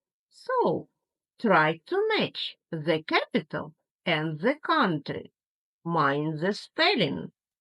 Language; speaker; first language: English; non-native, fluent; Ukrainian